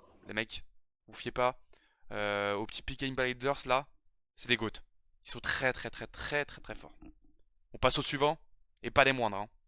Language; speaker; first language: French; native; French